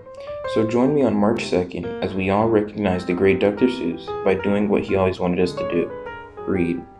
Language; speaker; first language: English; native; English